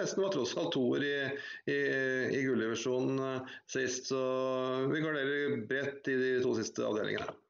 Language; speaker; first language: Norwegian; native; Norwegian